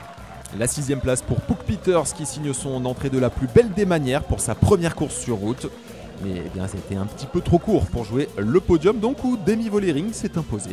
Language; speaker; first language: French; native; French